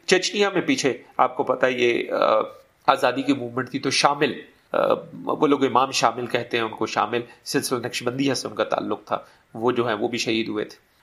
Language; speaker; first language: Urdu; native; Urdu